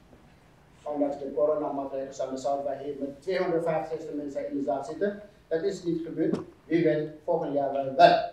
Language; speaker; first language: Dutch; non-native, fluent; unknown